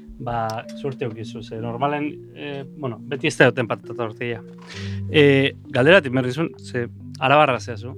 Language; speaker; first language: Basque; native; Basque